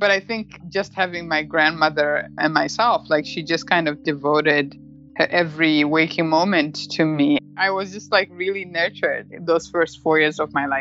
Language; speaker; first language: English; non-native, local second language; Shona